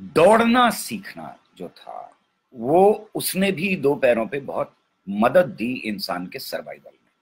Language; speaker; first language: Hindi; native; Hindi